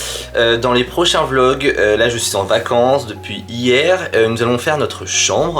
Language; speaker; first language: French; native; French